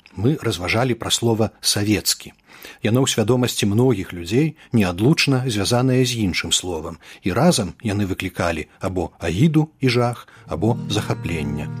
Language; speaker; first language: Belarusian; native; Belarusian